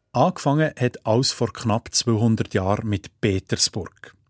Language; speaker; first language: German; native; German